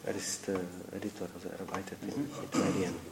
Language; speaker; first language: German; non-native, fluent; Czech